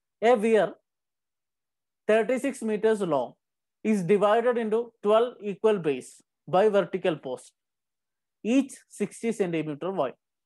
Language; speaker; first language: English; non-native, local second language; Malayalam